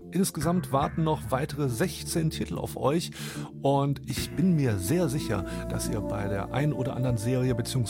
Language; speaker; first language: German; native; German